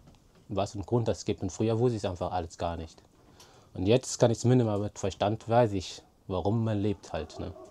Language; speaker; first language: German; non-native, fluent; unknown